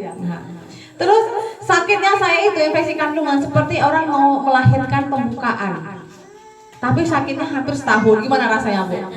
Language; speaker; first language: Indonesian; non-native, local second language; Madurese